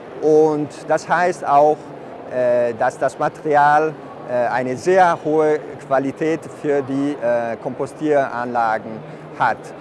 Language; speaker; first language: German; non-native, fluent; Italian